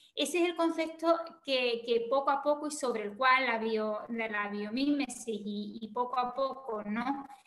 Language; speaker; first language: Spanish; native; Spanish